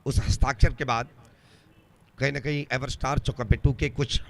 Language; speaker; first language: Hindi; non-native, local second language; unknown